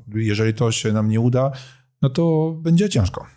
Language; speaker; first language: Polish; native; Polish